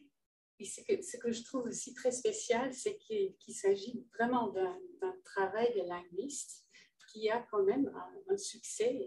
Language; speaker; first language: French; non-native, fluent; Dutch